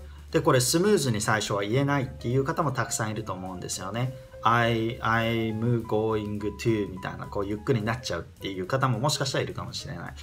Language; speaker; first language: Japanese; native; Japanese